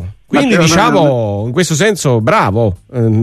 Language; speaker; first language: Italian; native; Italian